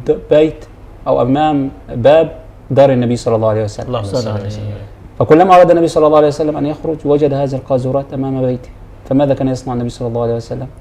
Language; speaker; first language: Arabic; native; Arabic